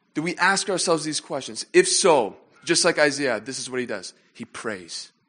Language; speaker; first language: English; native; English